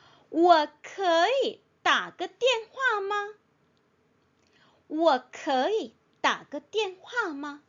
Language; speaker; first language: Chinese; non-native, fluent; Korean